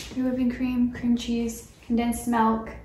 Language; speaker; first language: English; native; English